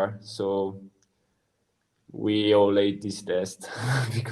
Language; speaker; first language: English; non-native, learner; Italian